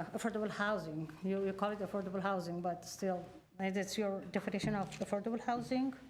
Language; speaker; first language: English; non-native, learner; Persian